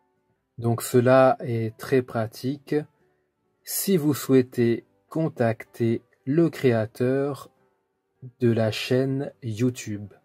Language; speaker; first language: French; native; French